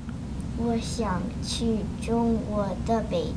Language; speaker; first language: Chinese; non-native, learner; English